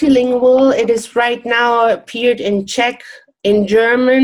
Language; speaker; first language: English; non-native, fluent; German